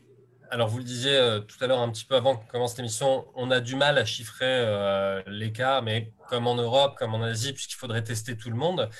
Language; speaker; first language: French; native; French